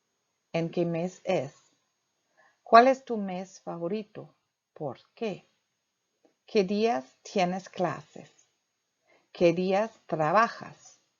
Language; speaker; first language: Spanish; non-native, fluent; English